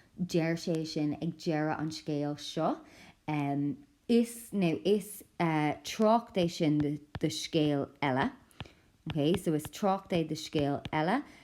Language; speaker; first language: Irish; non-native, local second language; English